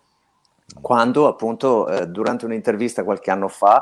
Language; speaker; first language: Italian; native; Italian